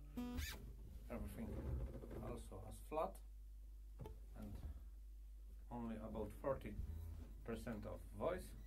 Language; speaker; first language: English; non-native, learner; Polish